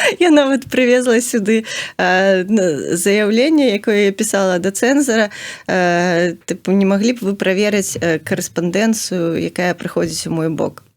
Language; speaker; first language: Belarusian; native; Belarusian